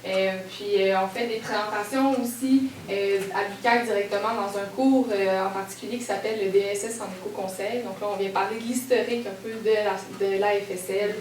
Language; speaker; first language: French; native; French